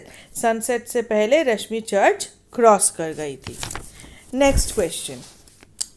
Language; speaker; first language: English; non-native, local second language; Hindi